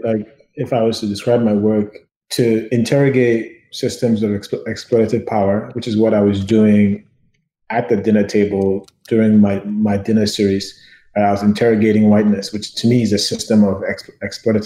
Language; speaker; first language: English; non-native, local second language; Yoruba